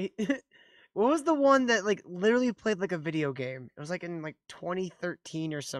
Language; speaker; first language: English; native; English